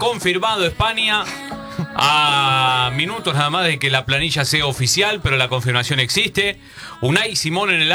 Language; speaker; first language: Spanish; native; Spanish